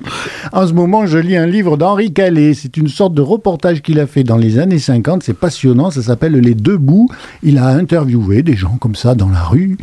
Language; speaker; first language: French; native; French